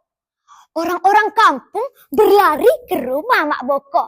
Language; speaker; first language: Indonesian; native; Indonesian